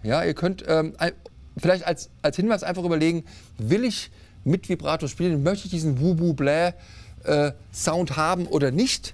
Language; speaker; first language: German; native; German